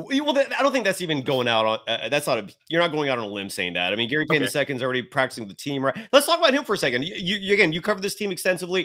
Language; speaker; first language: English; native; English